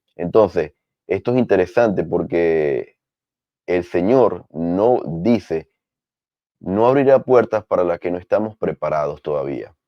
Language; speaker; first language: Spanish; native; Spanish